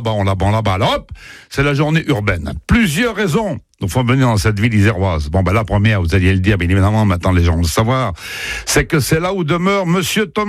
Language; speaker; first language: French; native; French